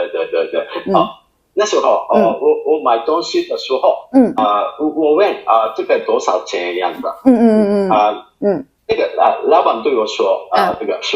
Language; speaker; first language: Chinese; non-native, fluent; Japanese